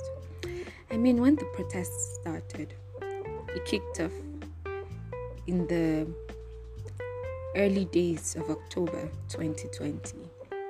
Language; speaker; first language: English; non-native, local second language; Yoruba